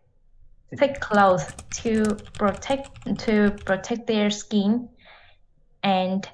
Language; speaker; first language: English; non-native, learner; Vietnamese